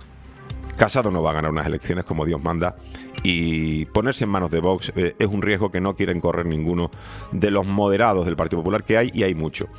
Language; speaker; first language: Spanish; native; Spanish